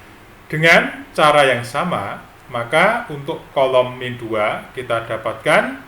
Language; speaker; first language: Indonesian; native; Indonesian